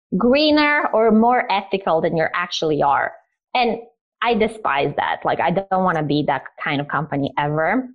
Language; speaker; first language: English; early bilingual, other home language; Italian